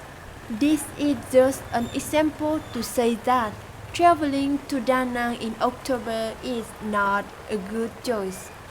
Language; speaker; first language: English; non-native, learner; Vietnamese